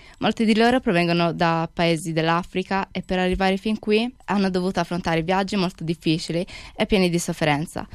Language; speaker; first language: Italian; early bilingual, other home language; Albanian